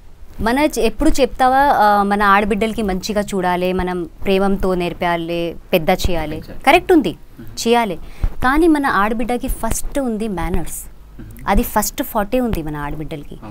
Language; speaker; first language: Telugu; non-native, local second language; Hindi